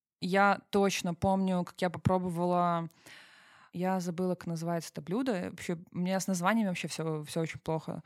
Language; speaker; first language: Russian; native; Russian